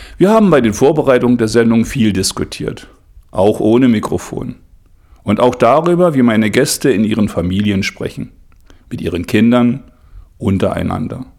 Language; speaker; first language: German; native; German